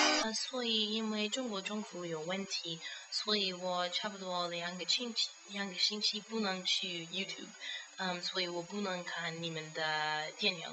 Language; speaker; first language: Chinese; non-native, learner; English